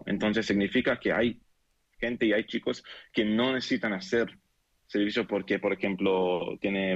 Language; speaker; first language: Spanish; non-native, learner; Hebrew